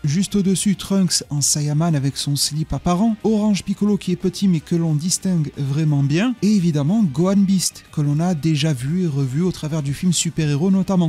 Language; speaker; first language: French; native; French